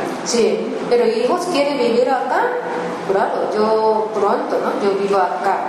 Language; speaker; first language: Spanish; non-native, learner; Japanese